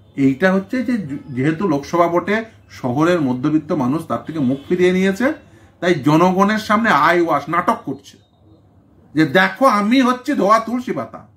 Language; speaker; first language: Bangla; native; Bangla